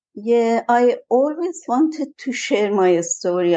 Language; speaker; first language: English; non-native, fluent; Persian